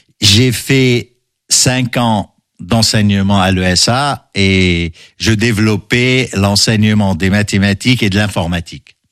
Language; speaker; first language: French; non-native, local second language; Arabic